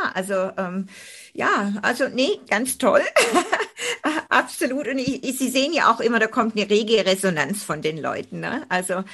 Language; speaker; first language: German; native; German